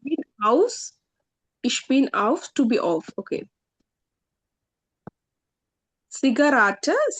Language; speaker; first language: German; non-native, fluent; Tamil